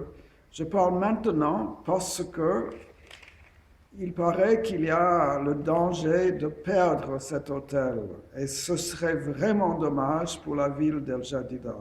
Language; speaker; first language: French; non-native, fluent; English